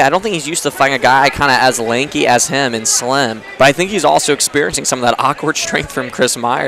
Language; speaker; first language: English; native; English